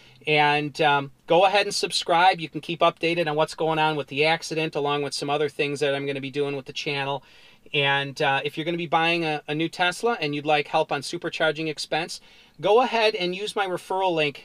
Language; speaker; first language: English; native; English